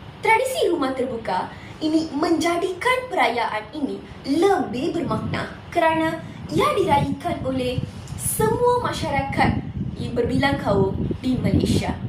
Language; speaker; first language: Malay; non-native, local second language; Tamil